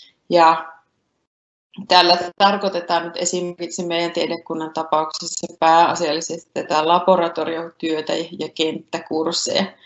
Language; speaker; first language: Finnish; native; Finnish